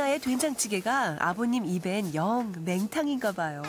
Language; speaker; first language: Korean; native; Korean